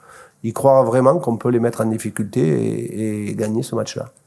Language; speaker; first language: French; native; French